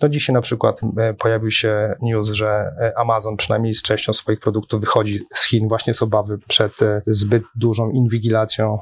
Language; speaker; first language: Polish; native; Polish